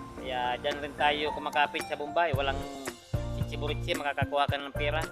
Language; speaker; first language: Filipino; non-native, local second language; Bikol